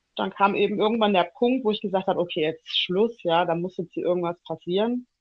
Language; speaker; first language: German; early bilingual, other home language; Italian